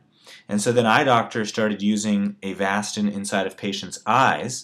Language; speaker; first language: English; native; English